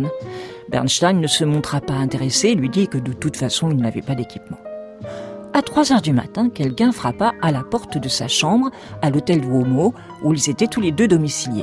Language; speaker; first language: French; native; French